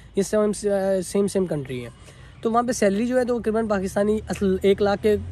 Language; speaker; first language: Urdu; non-native, local second language; Punjabi